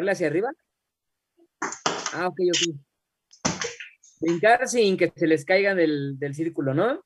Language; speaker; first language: Spanish; native; Spanish